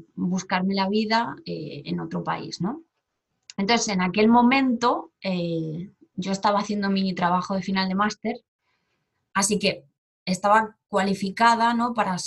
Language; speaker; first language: Spanish; native; Spanish